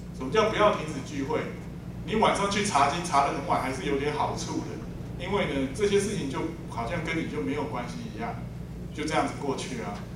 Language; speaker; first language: Chinese; native; Chinese